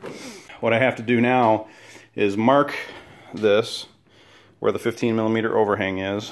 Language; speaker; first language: English; native; English